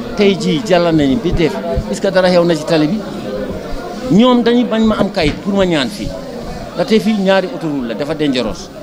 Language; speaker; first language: Wolof; non-native, local second language; Fula